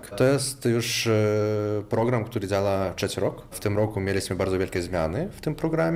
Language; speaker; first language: Polish; non-native, local second language; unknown